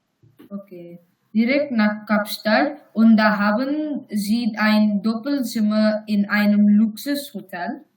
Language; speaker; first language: German; non-native, learner; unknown